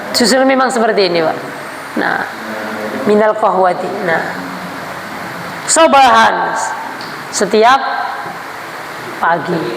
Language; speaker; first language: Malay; non-native, local second language; Javanese